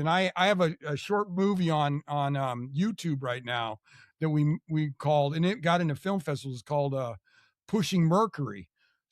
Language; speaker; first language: English; native; English